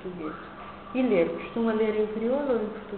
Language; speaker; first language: Portuguese; non-native, local second language; Kabuverdianu